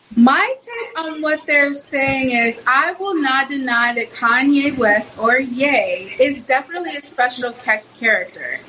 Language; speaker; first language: English; native; English